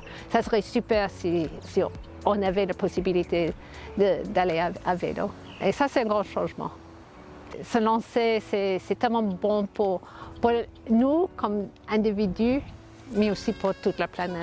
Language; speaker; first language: French; non-native, fluent; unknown